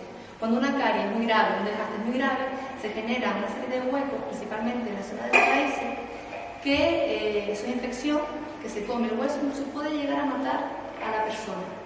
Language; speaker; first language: Spanish; native; Spanish